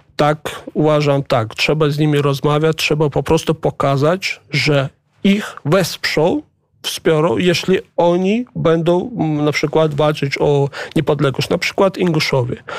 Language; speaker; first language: Polish; non-native, fluent; Chechen